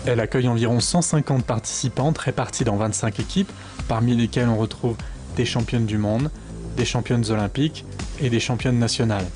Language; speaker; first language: French; native; French